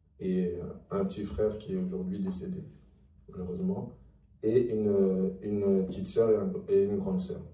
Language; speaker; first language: French; early bilingual, other home language; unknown